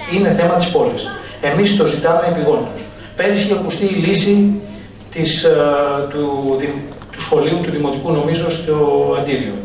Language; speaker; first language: Greek; native; Greek